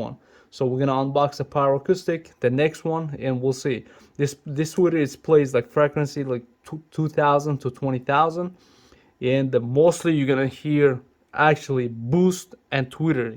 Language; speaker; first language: English; non-native, local second language; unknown